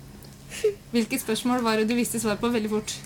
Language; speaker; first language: Norwegian; native; Norwegian